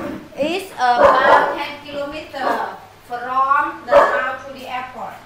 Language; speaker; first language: English; non-native, learner; Vietnamese